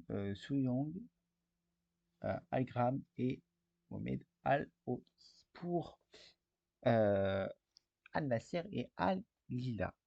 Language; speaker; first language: French; native; French